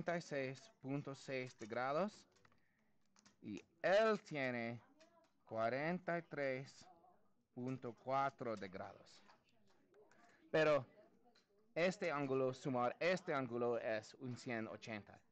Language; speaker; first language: Spanish; non-native, learner; English